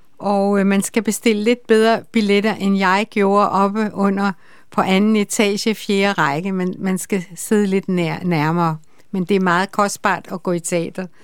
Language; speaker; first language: Danish; native; Danish